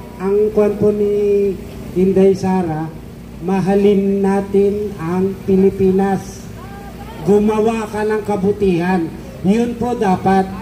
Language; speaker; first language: Filipino; non-native, local second language; Iloko